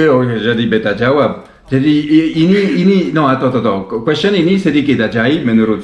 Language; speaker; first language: Indonesian; non-native, learner; French